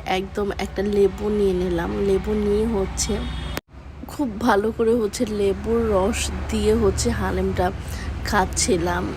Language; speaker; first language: Bangla; early bilingual, heritage; Bangla